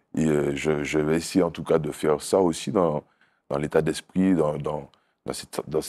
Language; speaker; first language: French; native; French